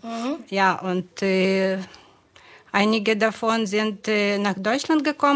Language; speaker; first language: German; non-native, fluent; Ukrainian